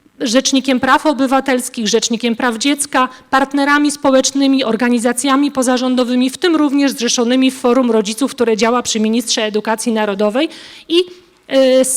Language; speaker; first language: Polish; native; Polish